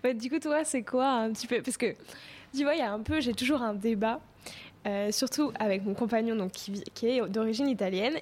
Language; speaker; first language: French; native; French